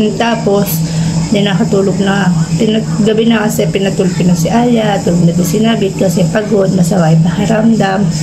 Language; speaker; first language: Filipino; native; Filipino